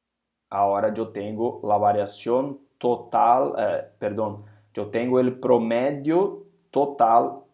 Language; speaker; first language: Spanish; non-native, fluent; Portuguese